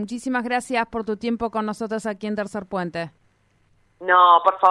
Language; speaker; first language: Spanish; native; Spanish